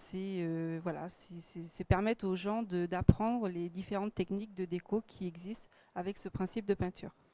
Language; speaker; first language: French; native; French